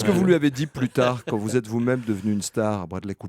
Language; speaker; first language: French; native; French